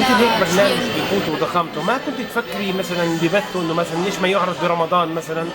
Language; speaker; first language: Arabic; native; Arabic